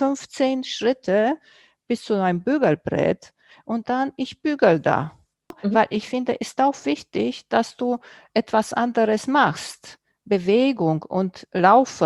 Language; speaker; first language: German; non-native, fluent; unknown